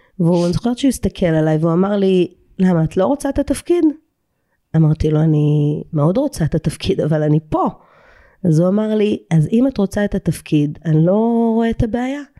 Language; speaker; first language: Hebrew; native; Hebrew